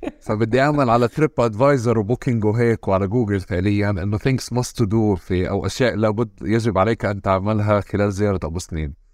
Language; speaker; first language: Arabic; native; Arabic